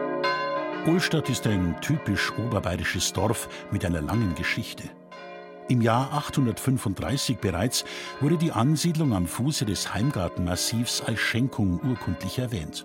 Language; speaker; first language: German; native; German